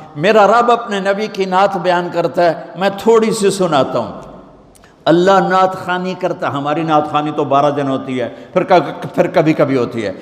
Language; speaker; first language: Urdu; non-native, local second language; Punjabi